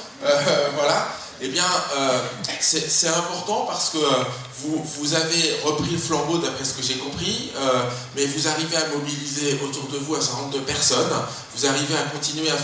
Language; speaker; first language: French; native; French